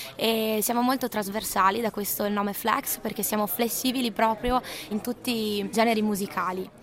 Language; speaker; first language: Italian; native; Italian